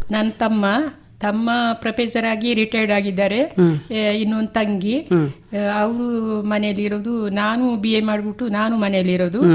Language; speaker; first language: Kannada; non-native, local second language; Kodava